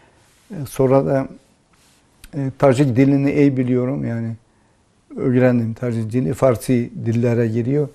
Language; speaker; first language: Turkish; early bilingual, heritage; Turkish